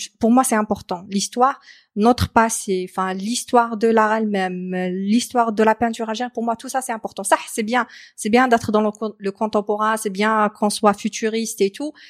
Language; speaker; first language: French; non-native, local second language; Arabic